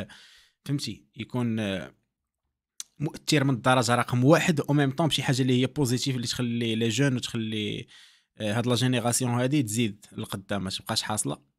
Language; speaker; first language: Arabic; native; Arabic